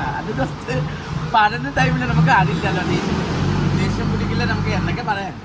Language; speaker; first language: Malayalam; non-native, fluent; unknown